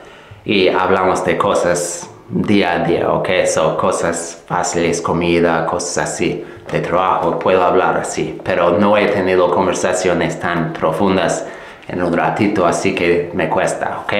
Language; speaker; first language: Spanish; non-native, fluent; English